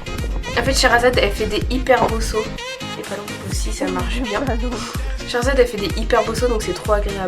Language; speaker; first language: French; native; French